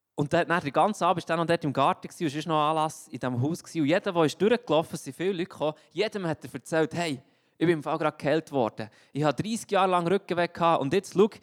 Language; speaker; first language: German; native; German